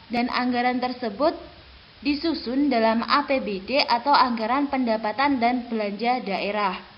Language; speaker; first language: Indonesian; native; Indonesian